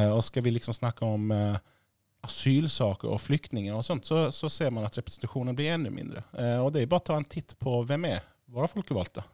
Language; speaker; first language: Norwegian; non-native, fluent; Persian